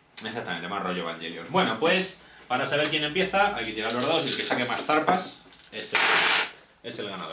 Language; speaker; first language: Spanish; native; Spanish